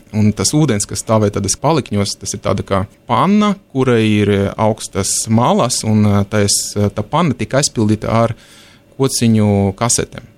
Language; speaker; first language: Latvian; non-native, local second language; Russian